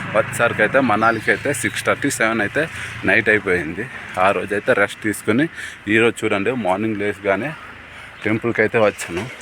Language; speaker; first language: Telugu; non-native, local second language; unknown